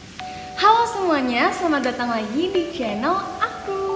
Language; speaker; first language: Indonesian; native; Indonesian